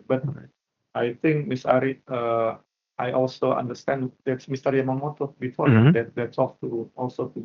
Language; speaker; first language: English; non-native, learner; Indonesian